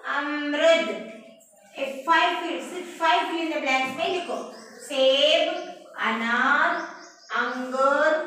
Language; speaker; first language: Hindi; non-native, local second language; Telugu